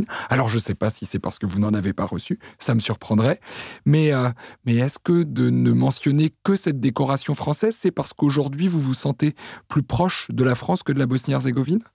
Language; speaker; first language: French; native; French